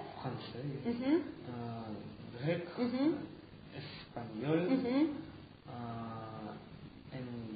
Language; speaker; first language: French; non-native, learner; Russian